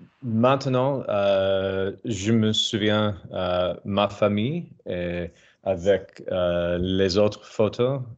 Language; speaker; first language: French; non-native, learner; English